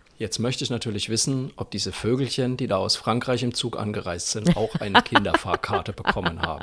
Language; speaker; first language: German; native; German